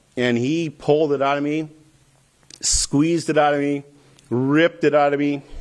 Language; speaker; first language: English; native; English